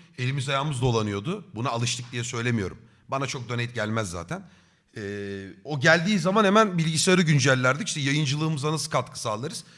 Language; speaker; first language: Turkish; native; Turkish